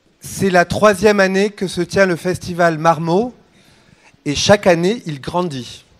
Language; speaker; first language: French; native; French